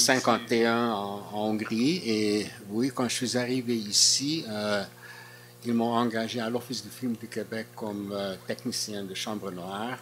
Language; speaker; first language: French; non-native, fluent; Hungarian